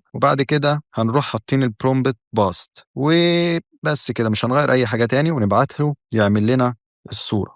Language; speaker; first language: Arabic; native; Arabic